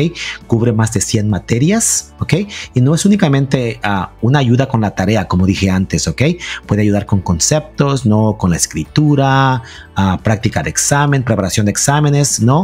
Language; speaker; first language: Spanish; early bilingual, heritage; Spanish